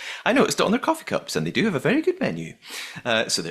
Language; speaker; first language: English; native; English